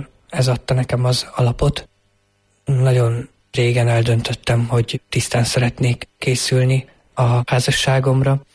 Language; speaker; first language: Hungarian; native; Hungarian